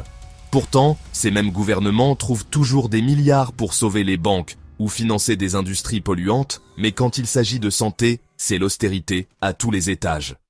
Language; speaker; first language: French; native; French